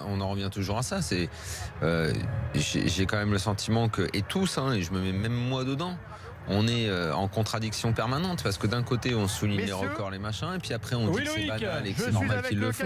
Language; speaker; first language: French; native; French